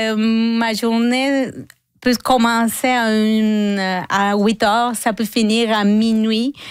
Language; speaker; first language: French; non-native, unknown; Spanish